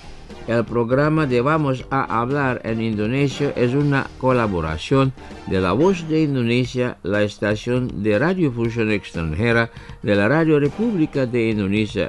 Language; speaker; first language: Spanish; non-native, fluent; Indonesian